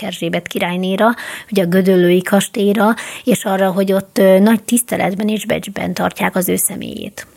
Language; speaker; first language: Hungarian; native; Hungarian